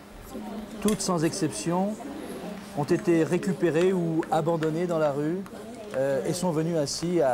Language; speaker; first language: French; native; French